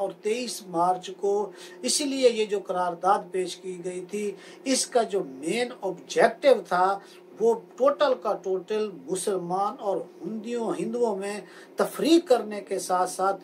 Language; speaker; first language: Urdu; native; Urdu